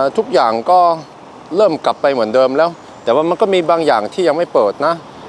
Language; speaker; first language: Thai; non-native, fluent; Norwegian